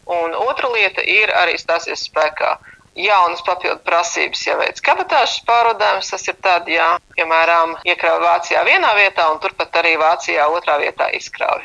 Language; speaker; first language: Latvian; native; Latvian